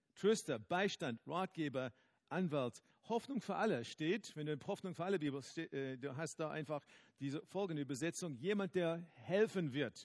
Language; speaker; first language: German; non-native, fluent; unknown